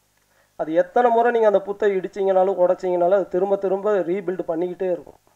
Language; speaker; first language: Tamil; native; Tamil